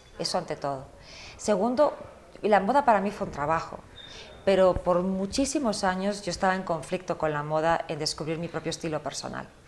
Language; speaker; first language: Spanish; early bilingual, heritage; Spanish